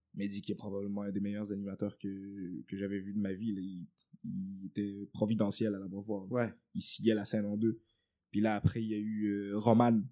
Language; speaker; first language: French; native; French